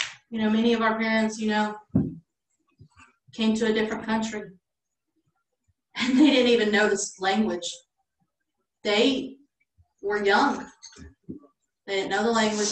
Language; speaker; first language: English; early bilingual, other home language; Spanish